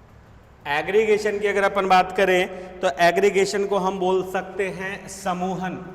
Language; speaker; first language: Hindi; native; Hindi